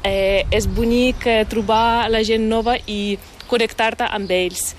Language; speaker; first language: Catalan; non-native, fluent; Ukrainian